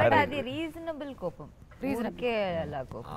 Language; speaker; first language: Telugu; non-native, learner; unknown